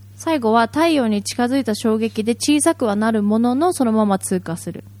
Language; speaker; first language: Japanese; native; Japanese